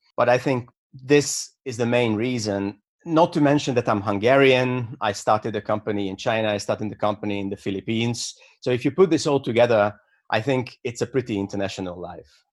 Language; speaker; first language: English; non-native, fluent; Hungarian